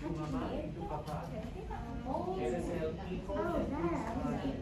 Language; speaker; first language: Spanish; non-native, fluent; English